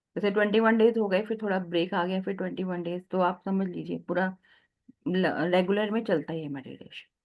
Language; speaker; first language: Hindi; native; Hindi